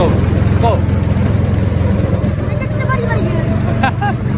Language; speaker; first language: Japanese; native; Japanese